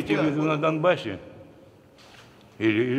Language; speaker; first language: Russian; native; Russian